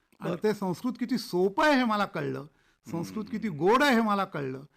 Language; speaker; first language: Marathi; native; Marathi